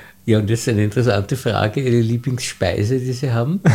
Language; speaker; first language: German; native; German